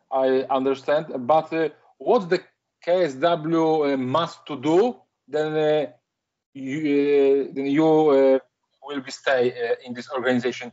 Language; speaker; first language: English; non-native, learner; Polish